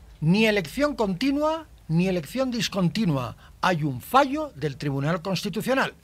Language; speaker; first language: Spanish; native; Spanish